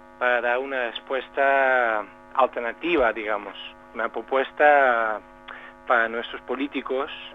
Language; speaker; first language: Spanish; non-native, fluent; Dutch